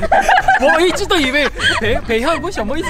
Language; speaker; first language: Chinese; non-native, learner; Korean